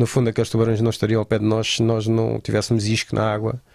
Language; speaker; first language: Portuguese; native; Portuguese